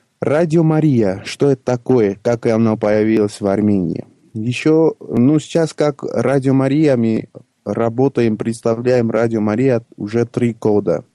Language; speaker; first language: Russian; non-native, local second language; Armenian